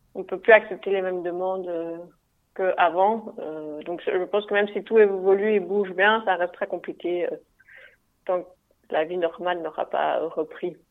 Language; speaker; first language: French; native; French